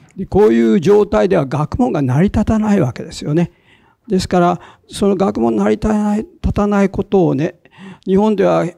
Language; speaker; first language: Japanese; native; Japanese